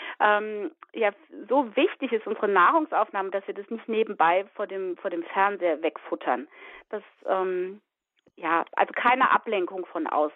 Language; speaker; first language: German; native; German